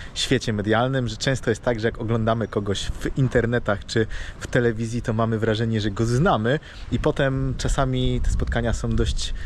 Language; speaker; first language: Polish; native; Polish